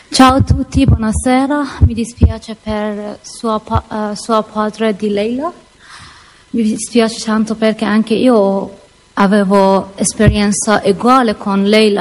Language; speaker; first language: Italian; non-native, learner; Persian